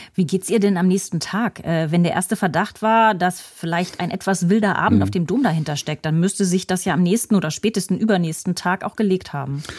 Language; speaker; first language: German; native; German